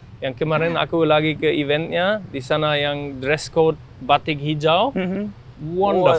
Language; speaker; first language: Indonesian; non-native, fluent; German